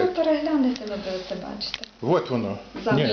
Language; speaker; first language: Ukrainian; native; Ukrainian